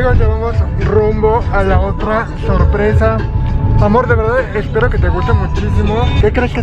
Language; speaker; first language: Spanish; native; Spanish